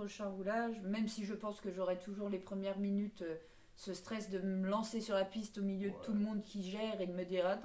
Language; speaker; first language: French; native; French